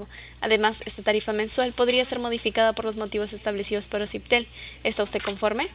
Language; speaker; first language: Spanish; native; Spanish